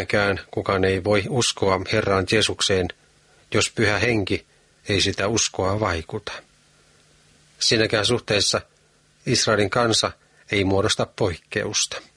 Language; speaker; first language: Finnish; native; Finnish